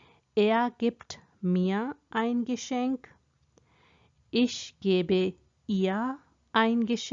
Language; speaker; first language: German; non-native, fluent; Hindi